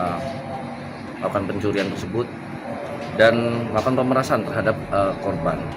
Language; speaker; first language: Indonesian; native; Indonesian